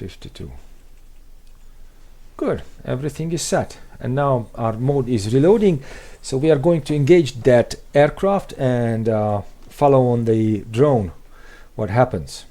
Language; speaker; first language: English; non-native, fluent; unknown